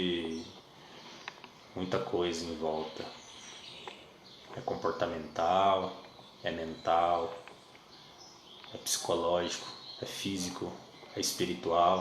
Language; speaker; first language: Portuguese; native; Portuguese